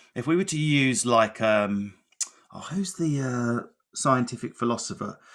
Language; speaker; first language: English; native; English